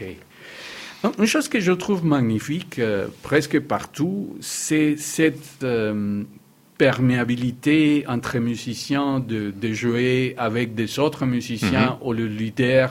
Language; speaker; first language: French; non-native, fluent; Spanish